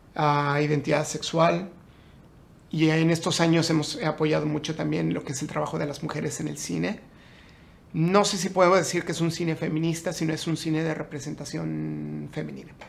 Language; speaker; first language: Spanish; native; Spanish